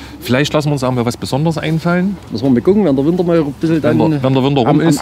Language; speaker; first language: German; native; German